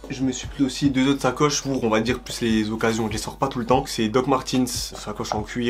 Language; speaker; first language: French; native; French